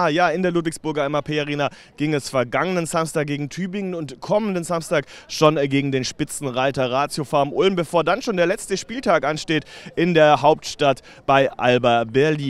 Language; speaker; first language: German; native; German